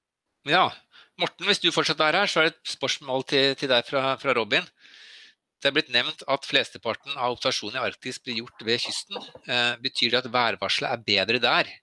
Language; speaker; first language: Norwegian; native; Norwegian